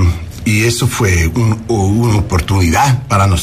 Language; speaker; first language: Spanish; early bilingual, heritage; English